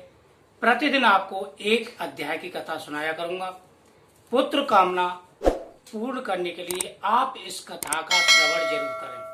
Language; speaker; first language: Hindi; native; Hindi